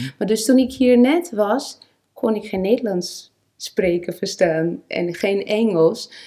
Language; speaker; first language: Dutch; non-native, fluent; Portuguese